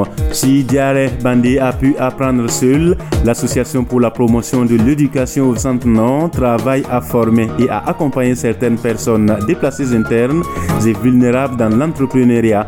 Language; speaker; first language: French; non-native, local second language; Mossi